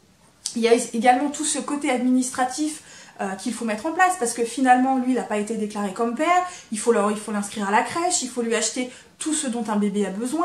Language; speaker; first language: French; native; French